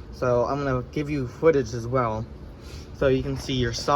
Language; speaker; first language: English; native; English